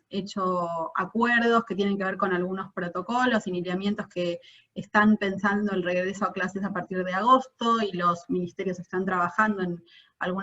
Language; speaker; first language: Spanish; native; Spanish